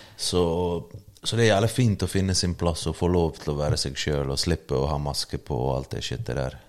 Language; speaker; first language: Norwegian; early bilingual, other home language; Bosnian